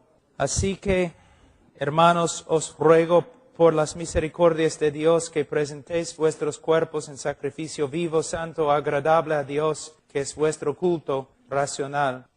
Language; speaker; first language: Spanish; non-native, fluent; English